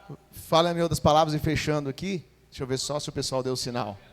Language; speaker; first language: Portuguese; native; Portuguese